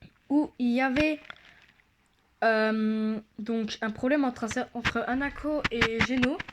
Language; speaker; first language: French; native; French